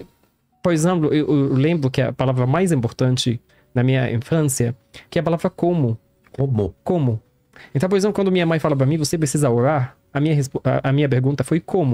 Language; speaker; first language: Portuguese; non-native, learner; Arabic